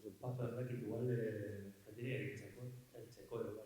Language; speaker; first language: Basque; non-native, local second language; Spanish